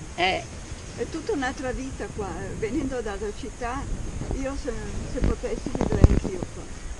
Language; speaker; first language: Italian; native; Italian